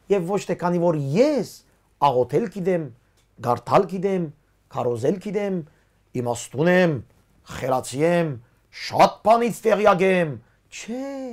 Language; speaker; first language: Armenian; early bilingual, heritage; Armenian